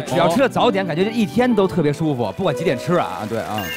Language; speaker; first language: Chinese; native; Chinese